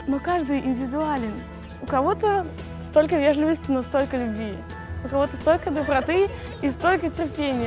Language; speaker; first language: Russian; native; Russian